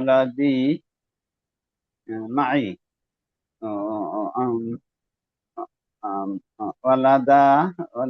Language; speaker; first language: Arabic; non-native, learner; Bangla